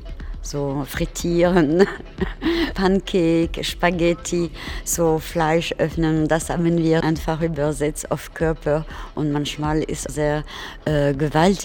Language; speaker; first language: German; non-native, fluent; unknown